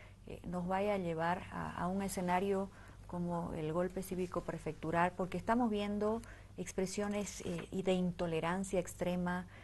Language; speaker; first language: Spanish; native; Spanish